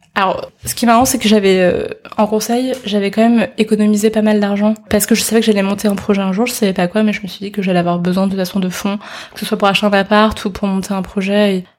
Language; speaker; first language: French; early bilingual, other home language; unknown